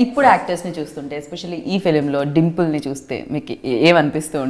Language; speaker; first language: Telugu; native; Telugu